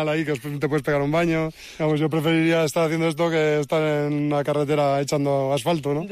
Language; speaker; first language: Spanish; native; Spanish